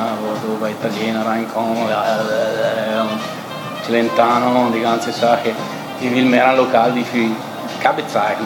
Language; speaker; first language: German; non-native, fluent; Italian